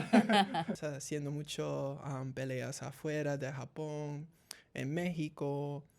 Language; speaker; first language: Spanish; early bilingual, heritage; English